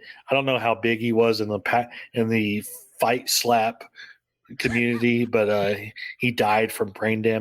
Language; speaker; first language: English; native; English